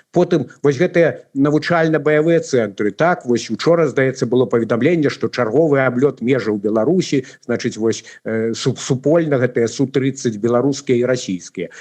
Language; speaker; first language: Belarusian; native; Belarusian